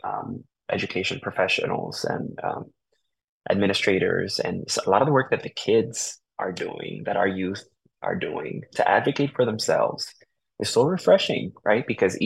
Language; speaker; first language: English; early bilingual, other home language; Spanish